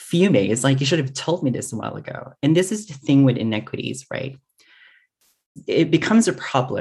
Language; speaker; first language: English; non-native, local second language; Filipino